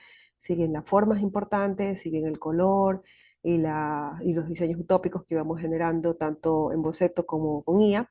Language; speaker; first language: Spanish; native; Spanish